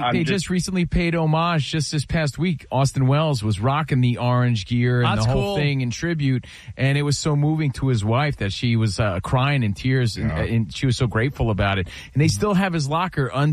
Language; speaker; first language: English; native; English